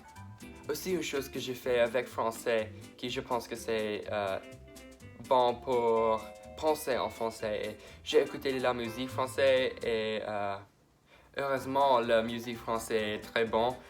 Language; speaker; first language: French; non-native, learner; English